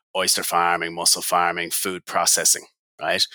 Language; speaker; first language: English; native; English